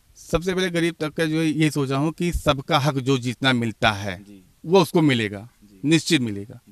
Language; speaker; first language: Hindi; native; Hindi